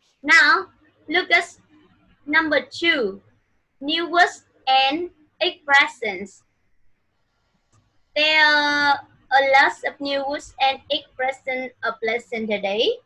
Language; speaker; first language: English; non-native, fluent; Vietnamese